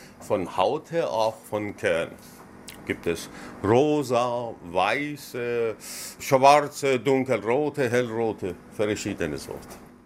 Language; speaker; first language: German; non-native, learner; Persian